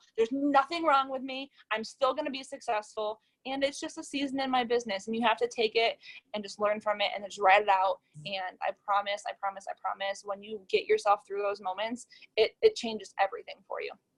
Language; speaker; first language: English; native; English